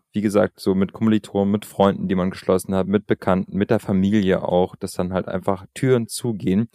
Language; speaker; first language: German; early bilingual, other home language; Albanian